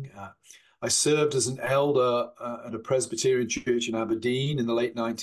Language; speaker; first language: English; native; English